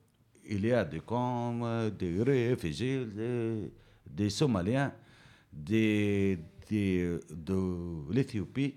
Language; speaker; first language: French; non-native, learner; Berber languages